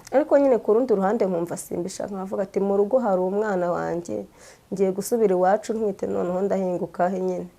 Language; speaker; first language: Kinyarwanda; native; Kinyarwanda